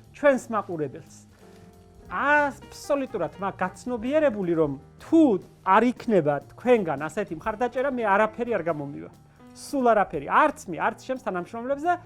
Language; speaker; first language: Georgian; native; Georgian